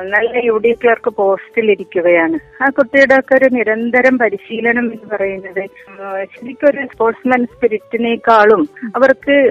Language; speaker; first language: Malayalam; native; Malayalam